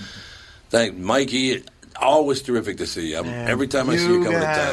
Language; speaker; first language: English; native; English